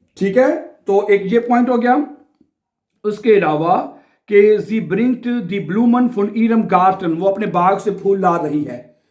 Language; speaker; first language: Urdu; non-native, local second language; Punjabi